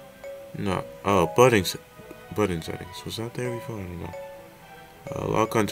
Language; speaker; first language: English; native; English